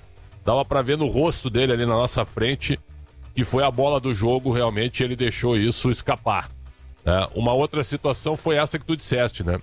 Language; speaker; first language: Portuguese; native; Portuguese